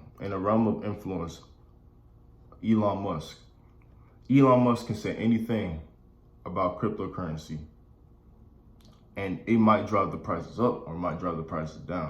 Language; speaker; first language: English; native; English